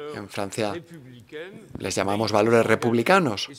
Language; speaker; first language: Spanish; non-native, fluent; German